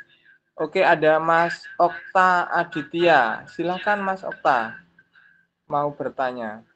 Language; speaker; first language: Indonesian; native; Indonesian